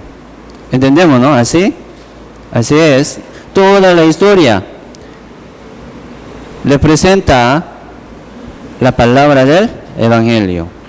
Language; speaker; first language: Spanish; non-native, learner; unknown